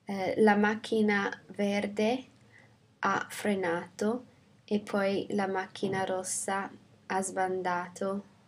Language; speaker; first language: Italian; non-native, fluent; English